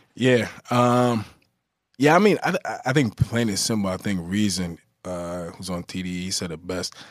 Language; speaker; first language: English; native; English